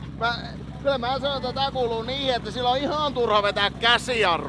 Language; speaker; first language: Finnish; native; Finnish